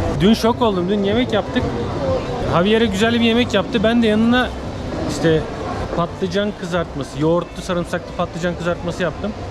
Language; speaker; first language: Turkish; native; Turkish